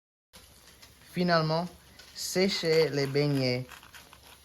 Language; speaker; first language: French; non-native, learner; English